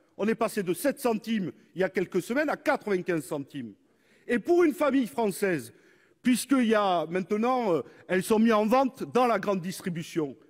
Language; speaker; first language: French; native; French